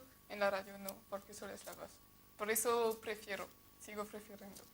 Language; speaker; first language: Spanish; non-native, fluent; French